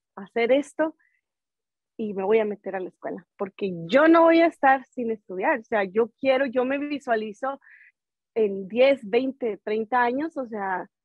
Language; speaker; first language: Spanish; native; Spanish